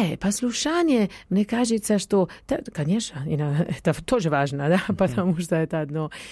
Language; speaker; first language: Russian; non-native, fluent; Italian